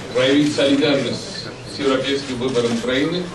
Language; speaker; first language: Russian; non-native, local second language; Georgian